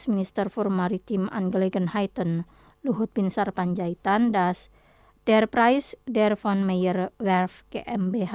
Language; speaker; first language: German; non-native, fluent; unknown